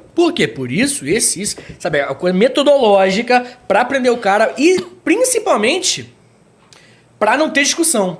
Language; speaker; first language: Portuguese; native; Portuguese